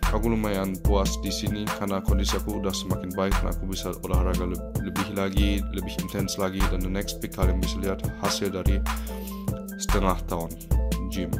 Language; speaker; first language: Indonesian; early bilingual, heritage; Indonesian